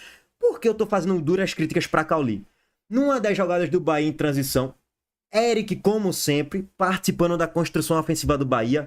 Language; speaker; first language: Portuguese; native; Portuguese